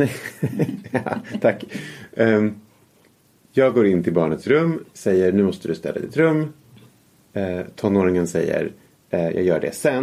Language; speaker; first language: Swedish; native; Swedish